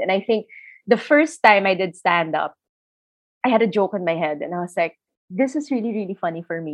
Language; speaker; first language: English; non-native, local second language; Filipino